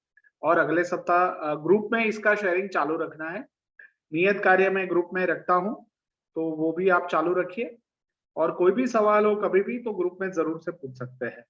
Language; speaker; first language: Hindi; native; Hindi